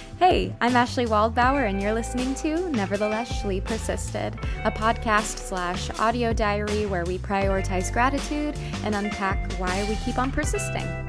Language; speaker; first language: English; native; English